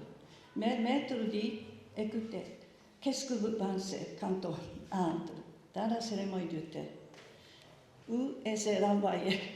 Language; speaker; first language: French; non-native, learner; Japanese